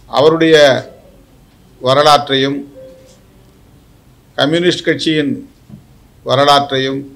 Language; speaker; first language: Tamil; native; Tamil